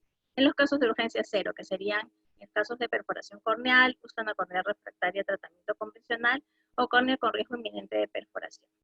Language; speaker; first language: Spanish; native; Spanish